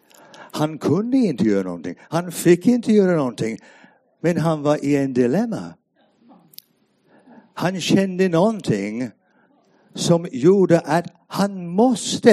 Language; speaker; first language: Swedish; non-native, fluent; English